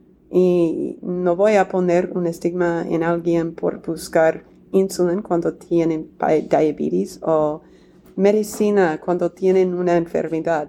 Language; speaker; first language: Spanish; non-native, fluent; English